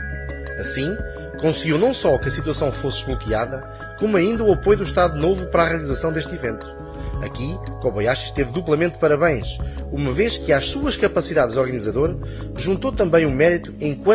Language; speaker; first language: Portuguese; native; Portuguese